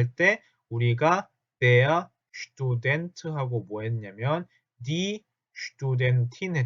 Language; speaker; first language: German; non-native, fluent; Korean